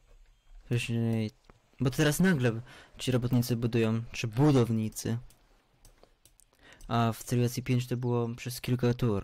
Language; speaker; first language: Polish; early bilingual, heritage; Polish